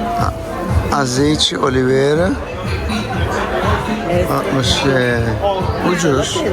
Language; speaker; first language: Portuguese; non-native, learner; Turkish